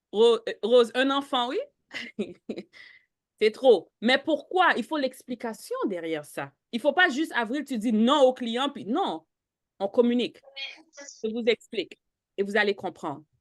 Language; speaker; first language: French; native; French